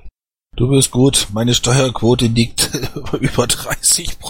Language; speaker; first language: German; native; German